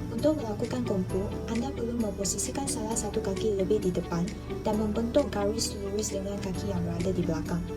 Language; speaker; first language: Malay; non-native, local second language; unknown